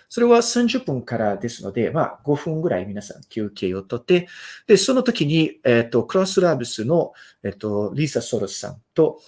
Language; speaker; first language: Japanese; non-native, fluent; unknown